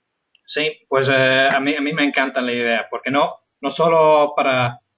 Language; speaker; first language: Spanish; non-native, fluent; English